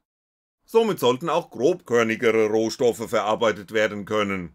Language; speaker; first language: German; native; German